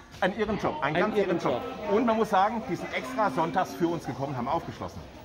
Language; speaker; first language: German; native; German